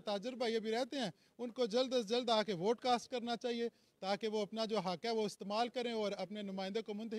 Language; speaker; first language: Hindi; non-native, local second language; Punjabi